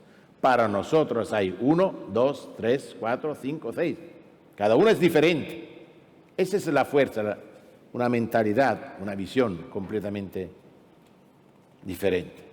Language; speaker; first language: Spanish; non-native, fluent; Italian